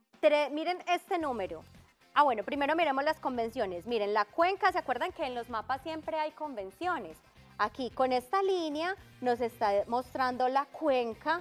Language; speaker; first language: Spanish; native; Spanish